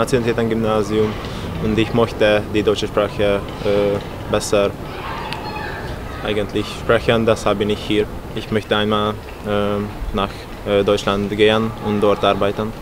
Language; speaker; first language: German; non-native, local second language; Hungarian